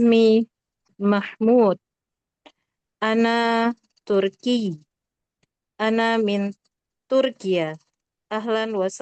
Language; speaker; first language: Arabic; non-native, learner; Indonesian